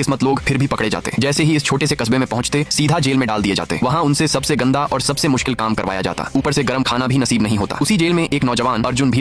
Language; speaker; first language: Hindi; native; Hindi